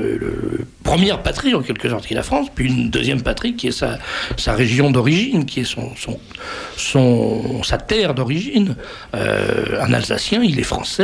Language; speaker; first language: French; native; French